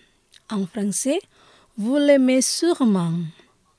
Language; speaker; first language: French; non-native, fluent; Indonesian